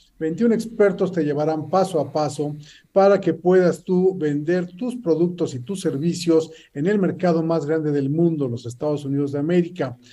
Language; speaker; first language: Spanish; native; Spanish